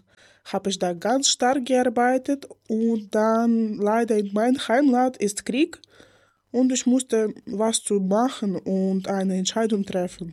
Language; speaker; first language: German; non-native, learner; Ukrainian